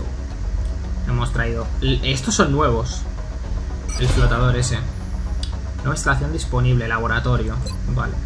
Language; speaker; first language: Spanish; native; Spanish